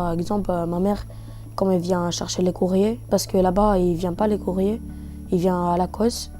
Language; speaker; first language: French; early bilingual, other home language; Bulgarian